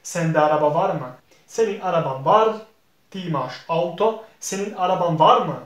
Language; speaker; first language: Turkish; non-native, fluent; Bosnian